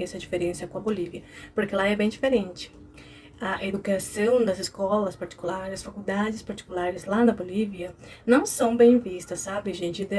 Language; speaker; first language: Portuguese; non-native, fluent; Spanish